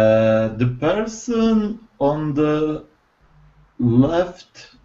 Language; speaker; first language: English; non-native, learner; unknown